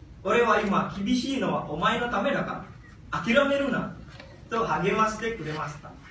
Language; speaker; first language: Japanese; non-native, learner; Indonesian